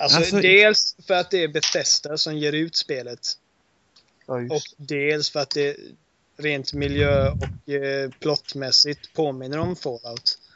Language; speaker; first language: Swedish; native; Swedish